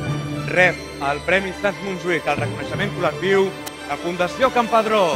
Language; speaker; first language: Catalan; native; Catalan